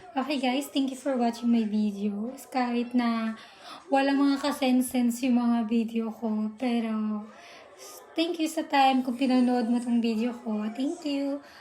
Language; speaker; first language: Filipino; native; Filipino